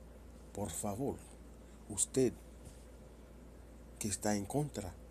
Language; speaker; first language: Spanish; non-native, fluent; Haitian Creole